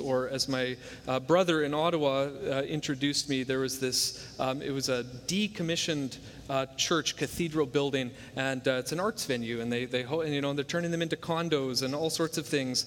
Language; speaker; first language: English; native; English